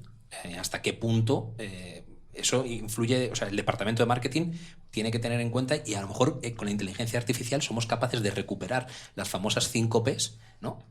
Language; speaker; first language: Spanish; native; Spanish